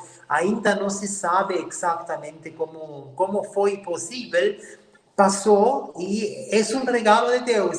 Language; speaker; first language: Portuguese; non-native, fluent; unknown